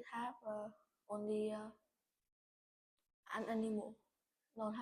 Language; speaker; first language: English; non-native, learner; Vietnamese